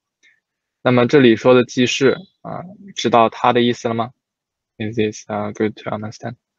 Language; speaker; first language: Chinese; native; Chinese